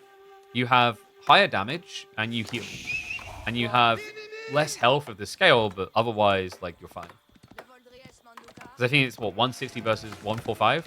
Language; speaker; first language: English; native; English